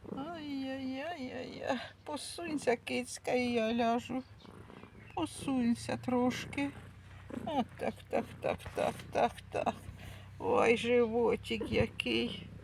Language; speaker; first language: Ukrainian; native; Ukrainian